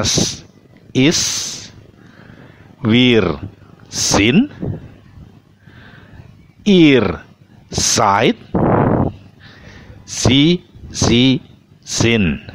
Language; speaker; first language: German; non-native, fluent; Indonesian